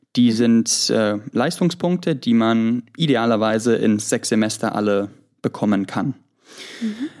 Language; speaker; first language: German; early bilingual, other home language; Greek